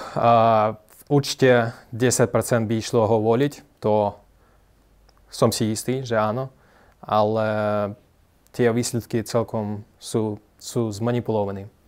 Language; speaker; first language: Slovak; non-native, fluent; Russian